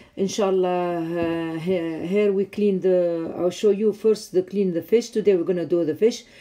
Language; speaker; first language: English; non-native, learner; Arabic